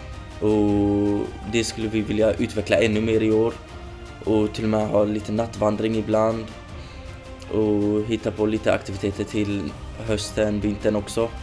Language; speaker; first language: Swedish; early bilingual, other home language; Kurdish